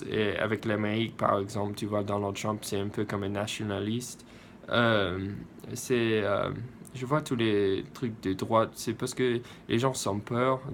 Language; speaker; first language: French; non-native, learner; English